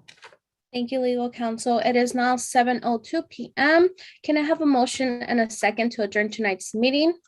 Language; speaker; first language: English; native; English